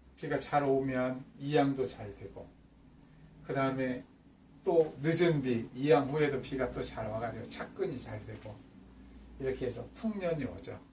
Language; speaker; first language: Korean; native; Korean